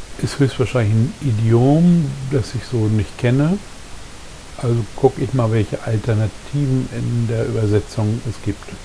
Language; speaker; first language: German; native; German